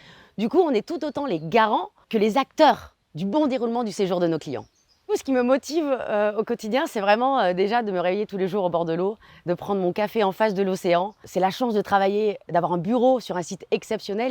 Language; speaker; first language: French; native; French